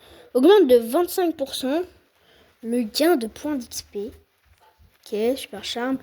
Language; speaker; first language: French; native; French